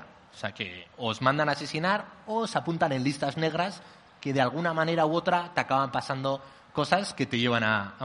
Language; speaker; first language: Spanish; native; Spanish